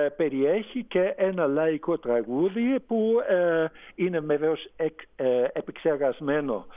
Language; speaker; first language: Greek; non-native, fluent; German